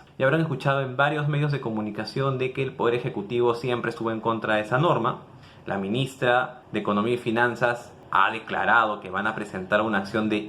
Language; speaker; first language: Spanish; native; Spanish